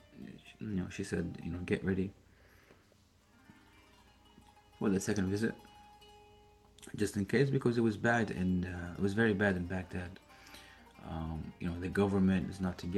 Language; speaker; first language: English; early bilingual, other home language; Arabic